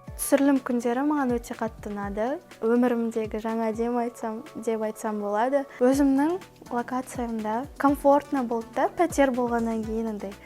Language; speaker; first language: Kazakh; native; Kazakh